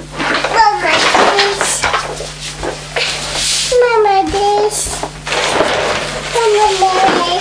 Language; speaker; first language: Japanese; native; Japanese